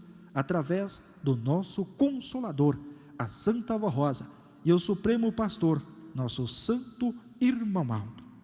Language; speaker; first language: Portuguese; native; Portuguese